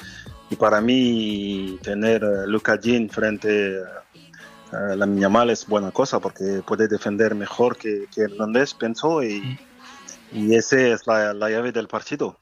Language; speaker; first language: Spanish; non-native, fluent; French